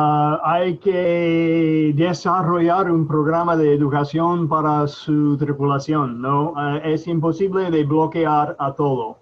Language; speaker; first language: Spanish; non-native, fluent; English